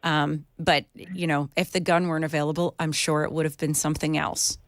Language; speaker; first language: English; native; English